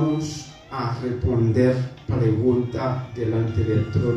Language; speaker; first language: Spanish; non-native, fluent; Haitian Creole